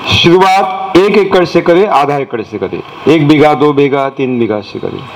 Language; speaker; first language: Hindi; non-native, local second language; Marathi